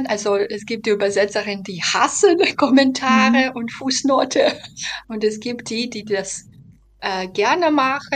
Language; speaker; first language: German; non-native, fluent; Belarusian